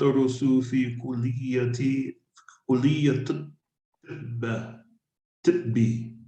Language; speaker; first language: Arabic; non-native, learner; English